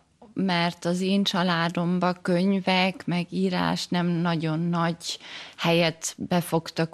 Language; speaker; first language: Hungarian; early bilingual, heritage; German